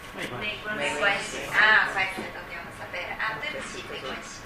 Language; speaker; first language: Italian; non-native, learner; Chinese